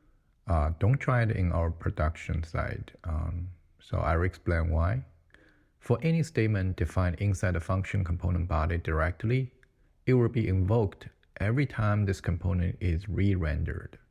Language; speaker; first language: English; non-native, fluent; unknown